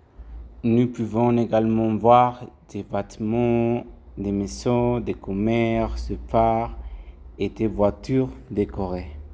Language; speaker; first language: French; non-native, learner; Spanish